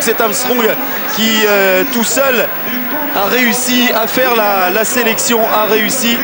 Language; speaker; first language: French; native; French